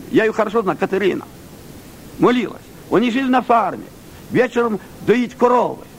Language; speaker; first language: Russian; non-native, local second language; Ukrainian